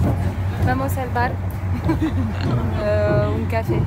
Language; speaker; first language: Spanish; non-native, learner; Japanese